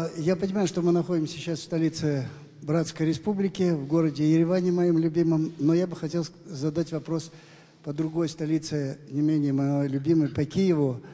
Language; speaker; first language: Russian; non-native, local second language; Armenian